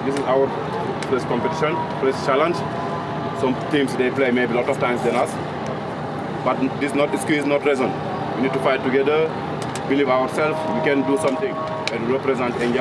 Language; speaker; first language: English; non-native, learner; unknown